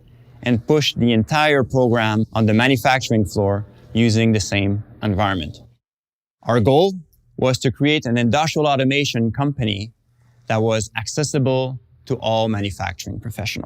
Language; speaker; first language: English; non-native, local second language; French